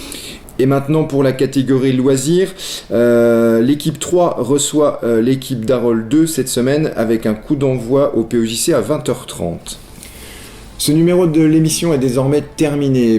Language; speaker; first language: French; native; French